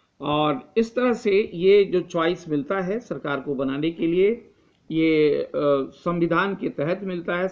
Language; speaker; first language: Hindi; native; Hindi